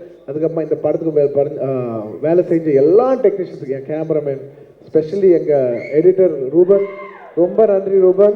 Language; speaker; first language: Tamil; non-native, local second language; Telugu